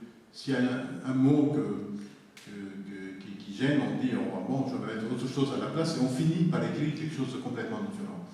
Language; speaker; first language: French; non-native, local second language; Arabic